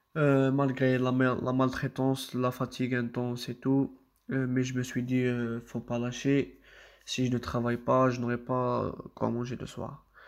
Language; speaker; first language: French; non-native, local second language; Arabic